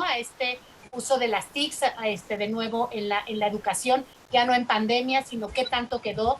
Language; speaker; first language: Spanish; native; Spanish